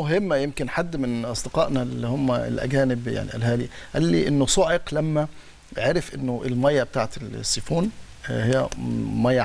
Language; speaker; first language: Arabic; native; Arabic